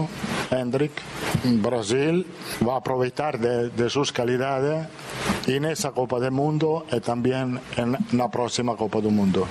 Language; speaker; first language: Portuguese; non-native, fluent; Italian